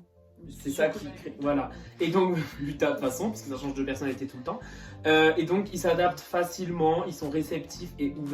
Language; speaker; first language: French; native; French